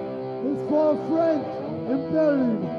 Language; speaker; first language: English; non-native, learner; German